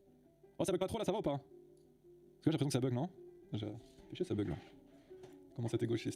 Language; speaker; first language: French; native; French